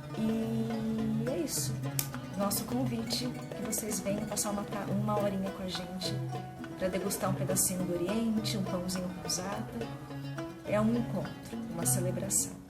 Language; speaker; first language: Portuguese; native; Portuguese